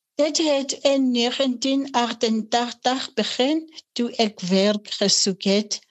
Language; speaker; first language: Afrikaans; non-native, local second language; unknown